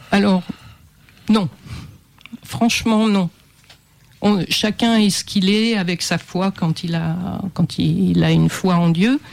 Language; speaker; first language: French; native; French